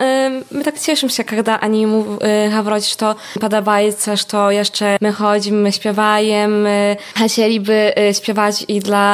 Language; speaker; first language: Polish; non-native, local second language; Belarusian